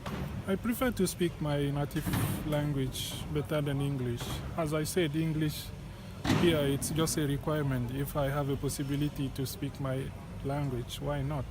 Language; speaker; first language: English; non-native, fluent; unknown